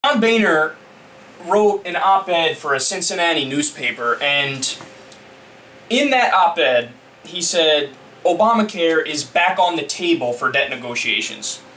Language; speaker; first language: English; native; English